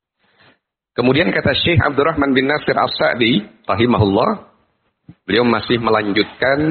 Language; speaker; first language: Indonesian; native; Indonesian